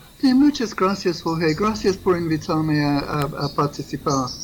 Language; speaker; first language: Spanish; non-native, fluent; English